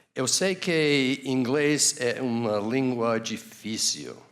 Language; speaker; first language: Portuguese; non-native, learner; English